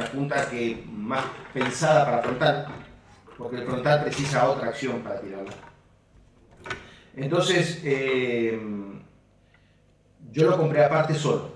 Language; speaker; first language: Spanish; native; Spanish